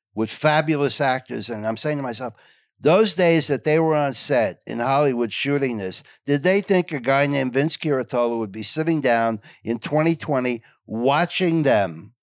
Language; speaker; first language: English; native; English